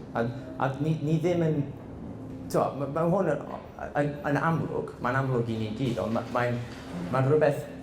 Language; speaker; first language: Welsh; non-native, local second language; English